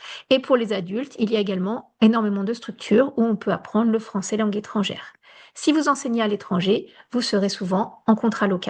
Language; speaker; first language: French; native; French